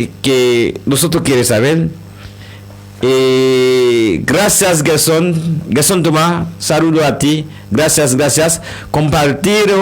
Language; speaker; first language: Spanish; non-native, learner; Haitian Creole